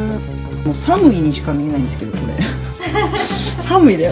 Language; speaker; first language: Japanese; native; Japanese